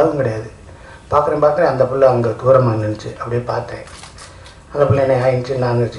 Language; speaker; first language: Tamil; native; Tamil